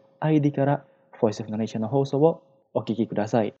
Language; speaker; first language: Japanese; non-native, fluent; Indonesian